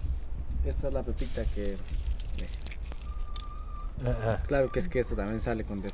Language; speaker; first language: Spanish; native; Spanish